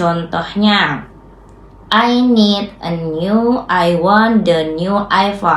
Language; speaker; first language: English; non-native, learner; Indonesian